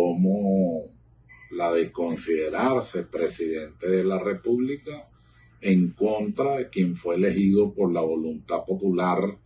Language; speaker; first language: Spanish; native; Spanish